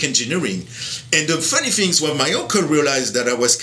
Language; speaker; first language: English; non-native, fluent; French